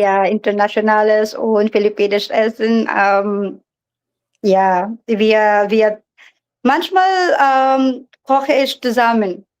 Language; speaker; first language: German; non-native, learner; Filipino